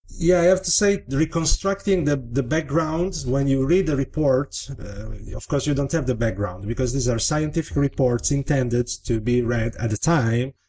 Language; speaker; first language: English; non-native, fluent; Italian